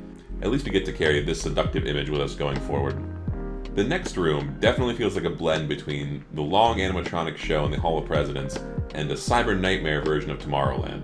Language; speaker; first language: English; native; English